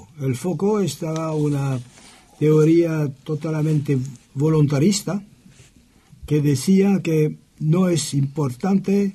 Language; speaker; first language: Spanish; non-native, learner; French